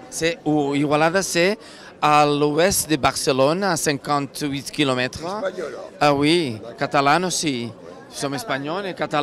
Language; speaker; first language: French; non-native, learner; Catalan